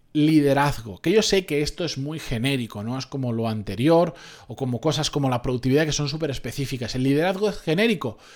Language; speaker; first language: Spanish; native; Spanish